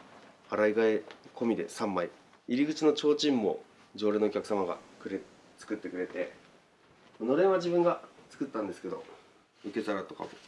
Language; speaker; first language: Japanese; native; Japanese